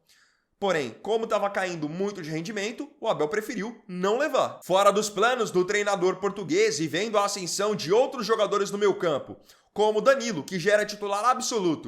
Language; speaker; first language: Portuguese; native; Portuguese